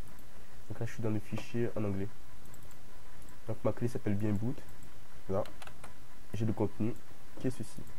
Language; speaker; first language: French; native; French